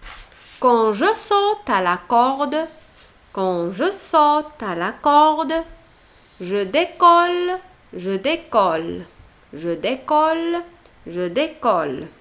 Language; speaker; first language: French; non-native, local second language; Arabic